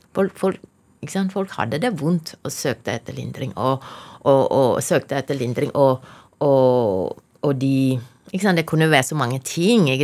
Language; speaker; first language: Norwegian; non-native, fluent; Chinese